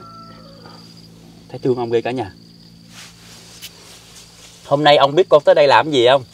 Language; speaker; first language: Vietnamese; native; Vietnamese